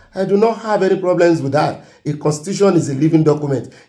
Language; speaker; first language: English; non-native, local second language; Yoruba